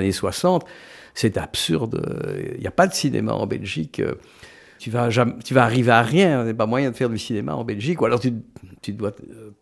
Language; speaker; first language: French; native; French